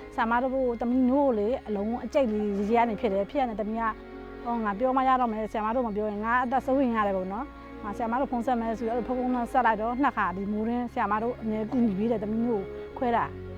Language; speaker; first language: Burmese; native; Burmese